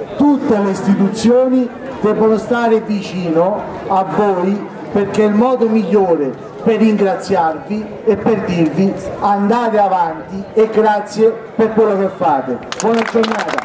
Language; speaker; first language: Italian; native; Italian